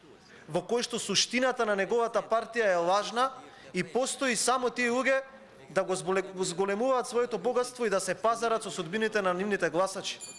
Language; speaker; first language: Macedonian; native; Macedonian